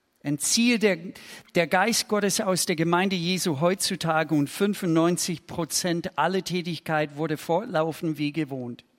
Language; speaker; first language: German; non-native, fluent; English